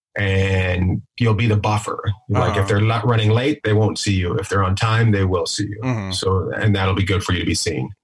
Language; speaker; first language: English; native; English